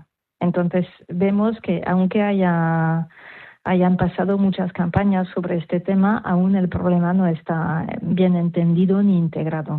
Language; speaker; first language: Spanish; non-native, fluent; French